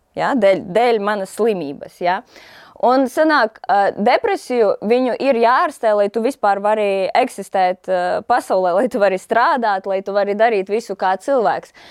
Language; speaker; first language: Latvian; non-native, local second language; Russian